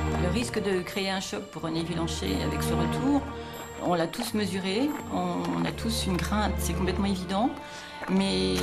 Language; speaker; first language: French; native; French